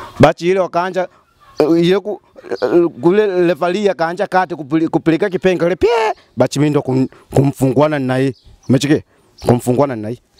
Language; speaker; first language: Swahili; non-native, local second language; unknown